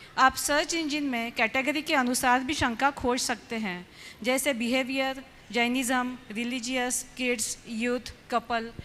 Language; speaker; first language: Hindi; native; Hindi